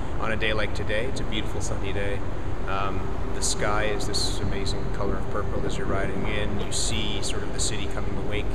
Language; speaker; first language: English; native; English